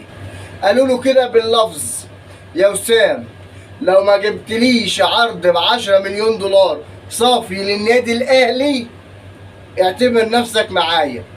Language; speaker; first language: Arabic; native; Arabic